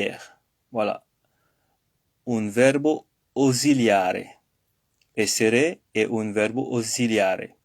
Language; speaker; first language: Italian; non-native, learner; French